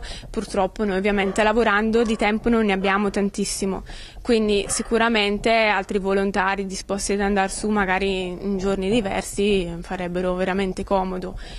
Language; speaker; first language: Italian; native; Italian